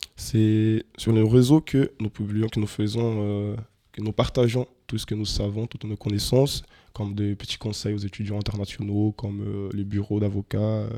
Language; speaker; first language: French; non-native, fluent; Portuguese